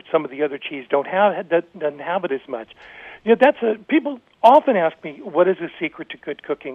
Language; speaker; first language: English; native; English